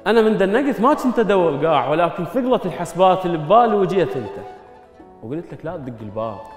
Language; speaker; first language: Arabic; native; Arabic